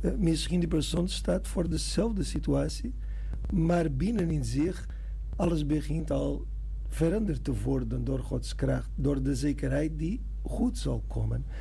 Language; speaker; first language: Dutch; non-native, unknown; Portuguese